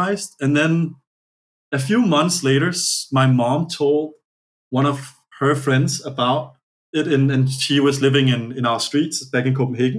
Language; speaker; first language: English; non-native, fluent; Danish